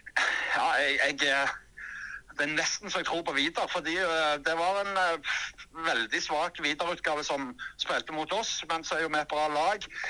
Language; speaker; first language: Norwegian; native; Norwegian